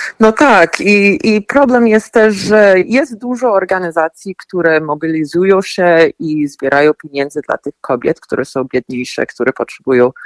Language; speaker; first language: Polish; early bilingual, heritage; Polish